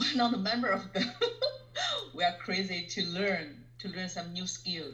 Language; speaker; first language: English; non-native, fluent; Chinese